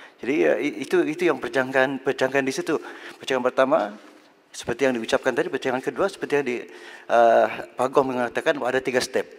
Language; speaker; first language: Malay; native; Malay